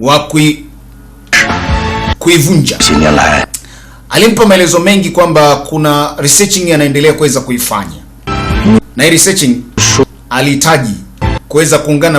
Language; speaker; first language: Swahili; native; Swahili